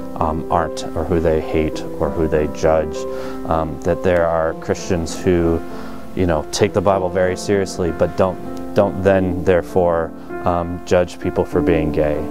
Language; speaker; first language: English; native; English